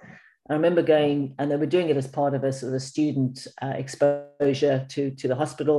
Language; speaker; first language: English; native; English